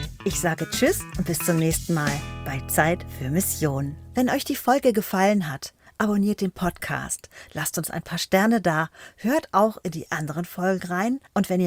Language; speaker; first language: German; native; German